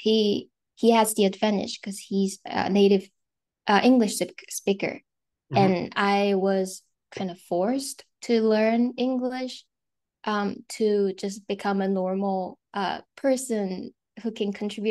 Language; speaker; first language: English; non-native, fluent; Korean